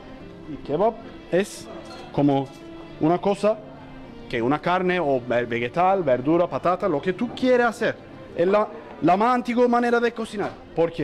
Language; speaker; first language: Spanish; non-native, learner; Turkish